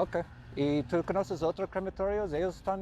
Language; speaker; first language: Spanish; non-native, learner; English